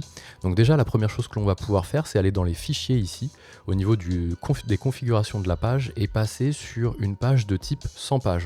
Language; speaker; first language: French; native; French